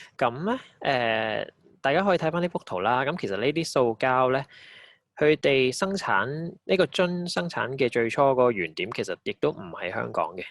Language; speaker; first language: Cantonese; native; Cantonese